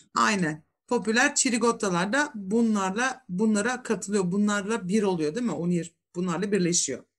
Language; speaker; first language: Turkish; native; Turkish